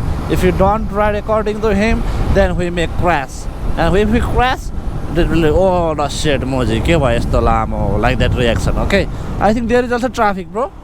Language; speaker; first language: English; non-native, learner; Nepali